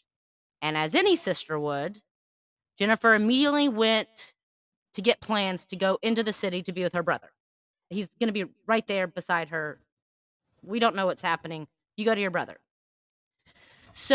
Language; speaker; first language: English; native; English